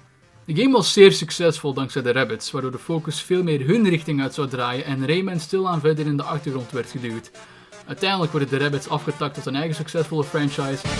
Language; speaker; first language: Dutch; native; Dutch